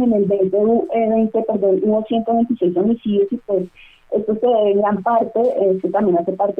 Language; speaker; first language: Spanish; native; Spanish